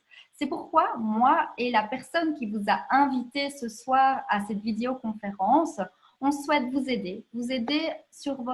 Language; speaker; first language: French; native; French